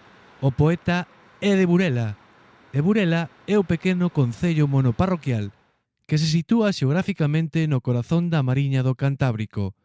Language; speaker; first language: Galician; native; Galician